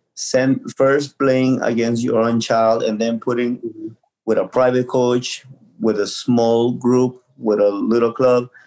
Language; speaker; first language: English; early bilingual, other home language; Spanish